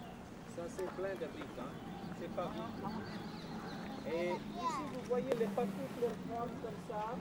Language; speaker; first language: French; non-native, local second language; Hindi